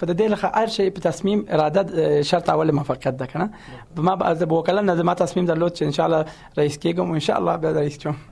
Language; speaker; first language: Pashto; non-native, local second language; Persian